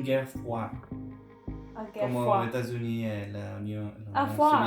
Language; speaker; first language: French; non-native, learner; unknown